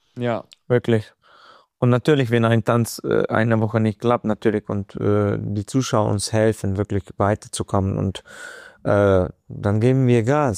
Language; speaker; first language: German; non-native, fluent; Hungarian